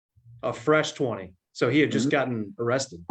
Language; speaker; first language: English; native; English